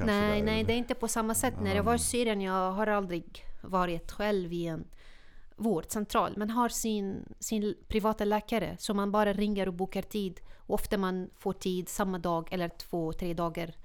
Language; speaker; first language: Swedish; non-native, fluent; Arabic